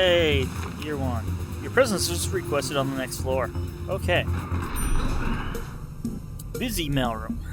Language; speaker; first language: English; native; English